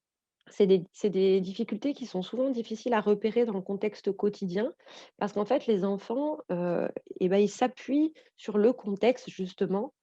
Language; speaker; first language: French; native; French